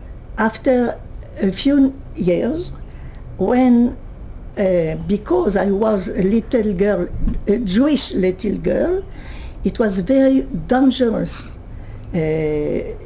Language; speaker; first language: English; non-native, learner; French